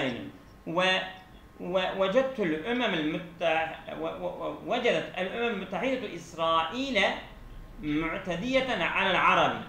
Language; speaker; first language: Arabic; non-native, fluent; Turkish